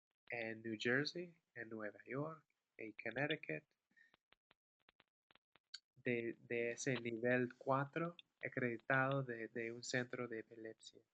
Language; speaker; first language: Spanish; non-native, fluent; English